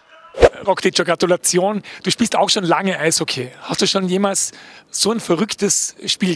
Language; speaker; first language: German; native; German